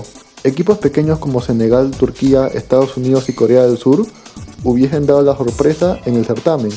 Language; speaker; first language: Spanish; native; Spanish